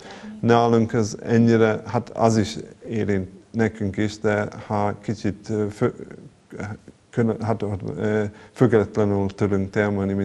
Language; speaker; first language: Hungarian; non-native, fluent; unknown